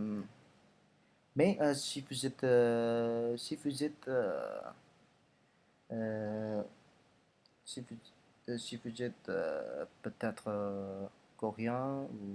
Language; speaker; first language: French; non-native, learner; Indonesian